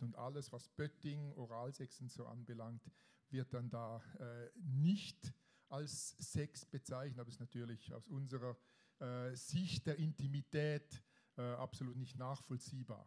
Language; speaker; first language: German; native; German